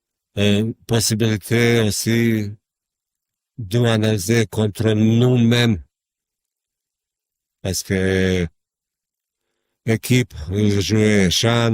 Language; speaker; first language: French; non-native, learner; Bosnian